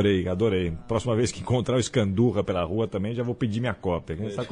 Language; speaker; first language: Portuguese; native; Portuguese